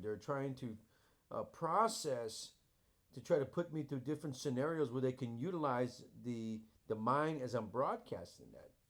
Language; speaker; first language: English; native; English